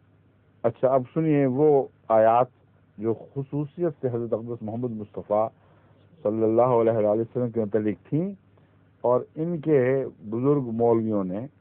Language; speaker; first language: Urdu; native; Urdu